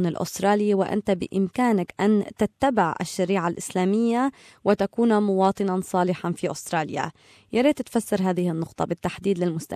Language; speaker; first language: Arabic; native; Arabic